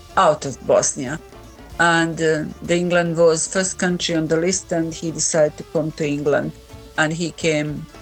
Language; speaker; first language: English; non-native, learner; Bosnian